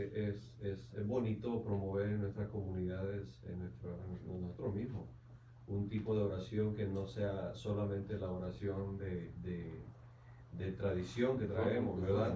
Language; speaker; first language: Spanish; native; Spanish